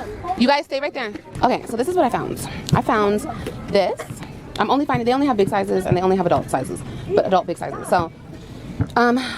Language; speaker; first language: English; native; English